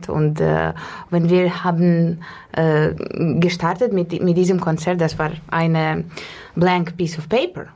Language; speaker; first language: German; non-native, learner; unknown